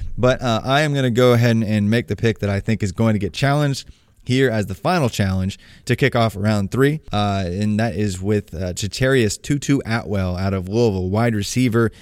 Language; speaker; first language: English; native; English